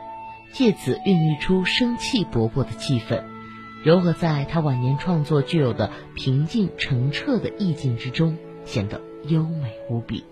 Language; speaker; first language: Chinese; native; Chinese